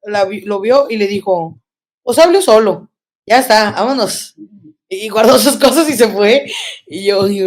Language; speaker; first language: Spanish; native; Spanish